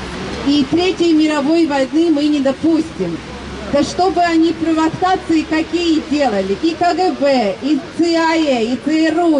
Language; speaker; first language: Russian; non-native, local second language; Latvian